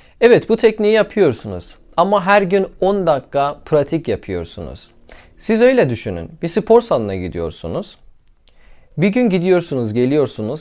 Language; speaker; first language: Turkish; non-native, learner; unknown